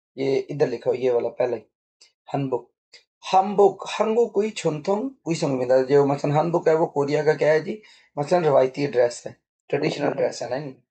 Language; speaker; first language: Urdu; non-native, local second language; Punjabi